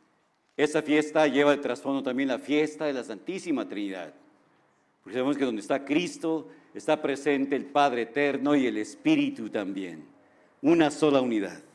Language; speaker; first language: Spanish; native; Spanish